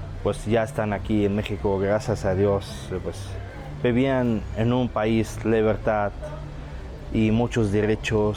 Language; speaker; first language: Spanish; non-native, learner; Arabic